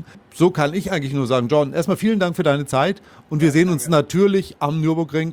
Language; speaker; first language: German; native; German